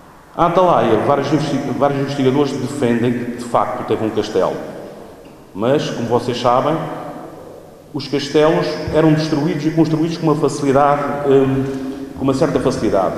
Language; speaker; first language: Portuguese; native; Portuguese